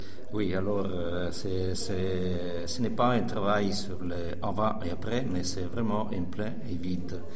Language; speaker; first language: French; non-native, local second language; Italian